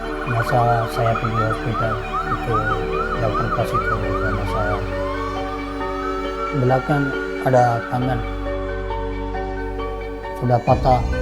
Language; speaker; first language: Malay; non-native, learner; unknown